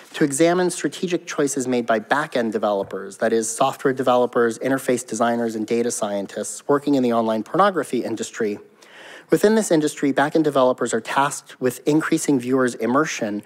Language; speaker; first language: English; native; English